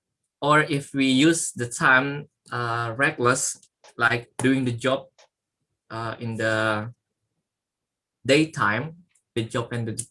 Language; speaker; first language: English; non-native, learner; Indonesian